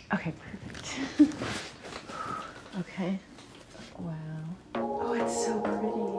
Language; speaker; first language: English; native; English